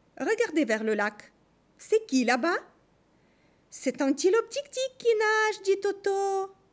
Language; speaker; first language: French; non-native, fluent; Russian